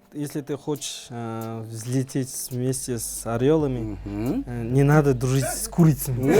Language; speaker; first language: Russian; non-native, local second language; Kazakh